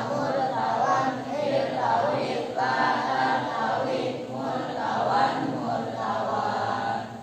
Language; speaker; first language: Arabic; non-native, learner; Indonesian